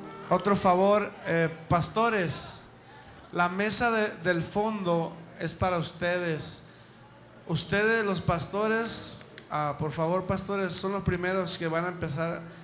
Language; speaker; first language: Spanish; early bilingual, heritage; Spanish